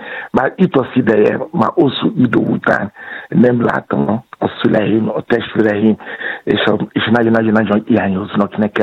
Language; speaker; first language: Hungarian; non-native, fluent; Yoruba